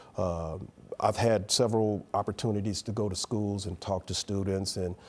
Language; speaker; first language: English; native; English